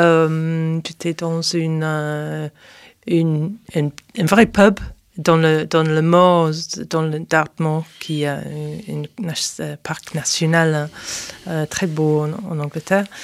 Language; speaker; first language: French; non-native, fluent; English